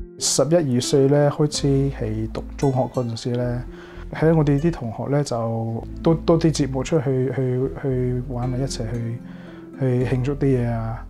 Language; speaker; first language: Chinese; early bilingual, heritage; Cantonese